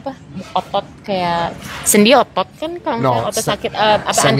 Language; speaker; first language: Indonesian; native; Indonesian